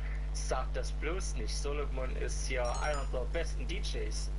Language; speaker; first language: German; native; German